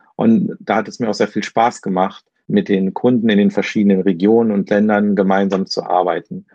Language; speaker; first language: German; native; German